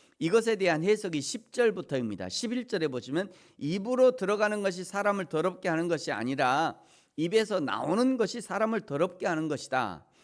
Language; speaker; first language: Korean; native; Korean